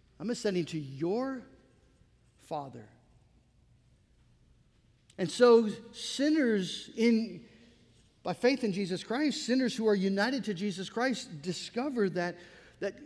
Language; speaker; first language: English; native; English